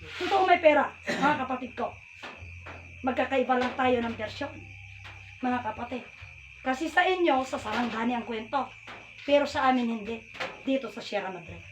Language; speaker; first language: Filipino; non-native, local second language; Iloko